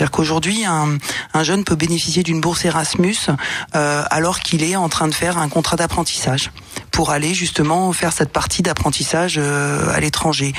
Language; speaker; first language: French; native; French